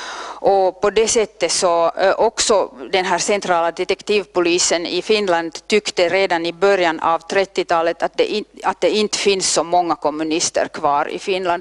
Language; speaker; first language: Swedish; non-native, local second language; Finnish